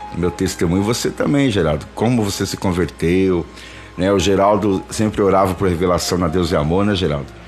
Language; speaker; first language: Portuguese; native; Portuguese